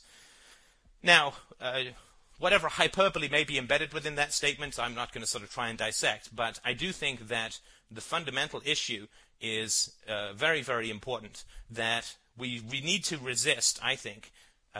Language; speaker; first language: English; native; English